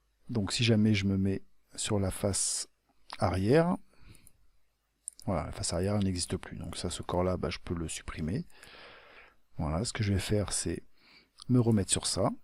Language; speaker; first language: French; native; French